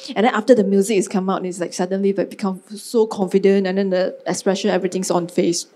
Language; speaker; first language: English; non-native, local second language; Chinese